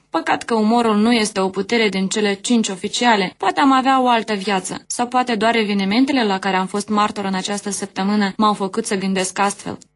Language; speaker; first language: Romanian; native; Romanian